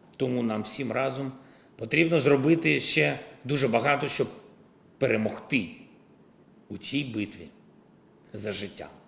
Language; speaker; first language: Ukrainian; non-native, local second language; Russian